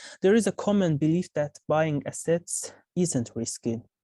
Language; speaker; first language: English; non-native, fluent; Azerbaijani